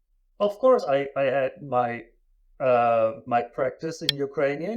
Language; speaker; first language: English; non-native, fluent; German